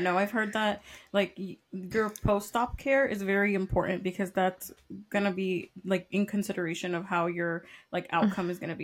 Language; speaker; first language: English; early bilingual, other home language; Spanish